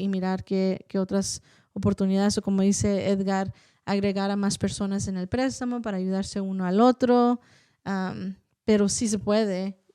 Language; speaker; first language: Spanish; early bilingual, heritage; Spanish